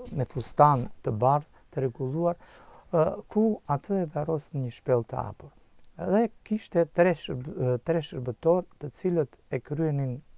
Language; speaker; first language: Albanian; non-native, local second language; Macedonian